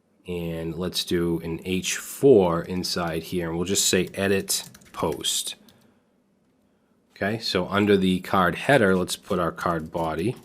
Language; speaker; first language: English; native; English